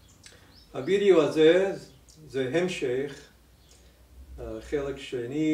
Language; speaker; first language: Hebrew; non-native, fluent; English